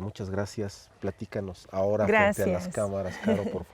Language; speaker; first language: Spanish; native; Spanish